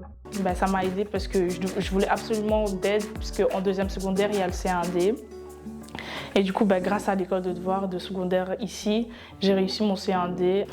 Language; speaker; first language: French; early bilingual, other home language; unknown